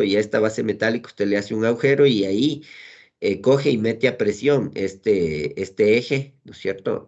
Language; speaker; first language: Spanish; native; Spanish